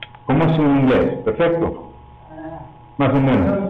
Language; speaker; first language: Spanish; non-native, learner; English